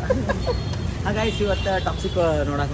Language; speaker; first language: Kannada; native; Kannada